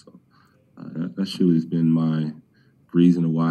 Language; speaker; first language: English; native; English